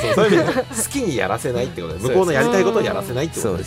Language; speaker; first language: Japanese; native; Japanese